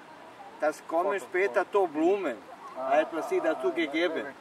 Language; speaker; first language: German; non-native, learner; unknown